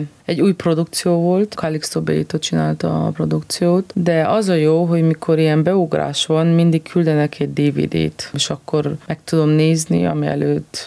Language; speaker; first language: Hungarian; non-native, local second language; Romanian